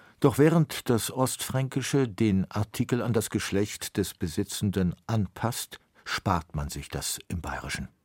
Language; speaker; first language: German; native; German